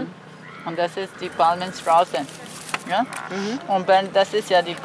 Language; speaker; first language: German; non-native, learner; Burmese